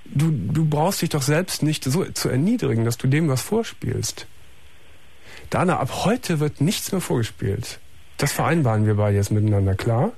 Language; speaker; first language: German; native; German